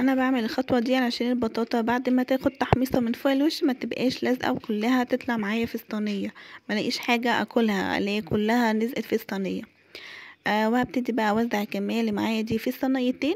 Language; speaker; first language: Arabic; native; Arabic